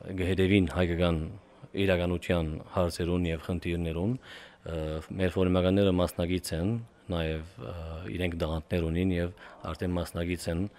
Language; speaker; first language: Armenian; early bilingual, heritage; Armenian